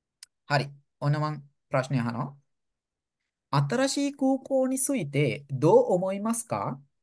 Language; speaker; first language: Japanese; non-native, fluent; Sinhala